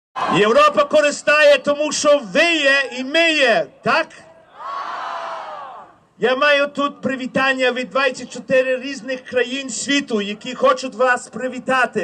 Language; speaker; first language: Ukrainian; early bilingual, heritage; Ukrainian